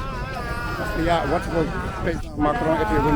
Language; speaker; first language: French; non-native, local second language; Wolof